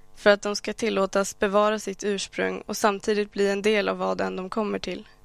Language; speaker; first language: Swedish; early bilingual, other home language; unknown